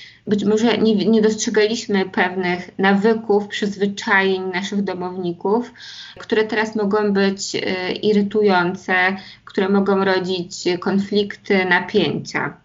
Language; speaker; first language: Polish; native; Polish